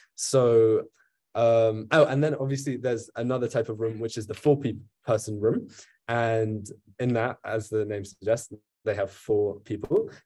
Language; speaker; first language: English; native; English